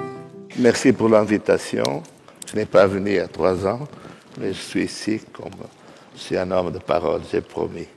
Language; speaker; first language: French; non-native, fluent; Portuguese